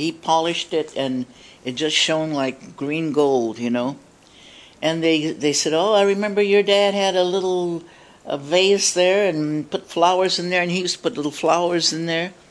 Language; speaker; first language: English; early bilingual, other home language; Spanish